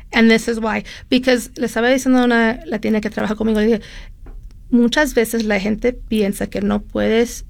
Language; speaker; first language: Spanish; early bilingual, heritage; Spanish